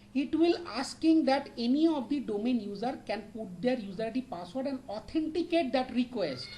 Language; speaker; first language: English; non-native, local second language; Bangla